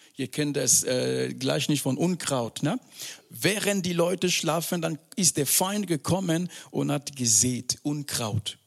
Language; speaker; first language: German; non-native, fluent; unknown